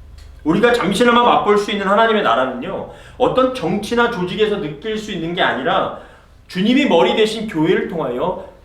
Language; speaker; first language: Korean; native; Korean